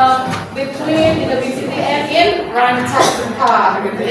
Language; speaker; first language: English; non-native, learner; Indonesian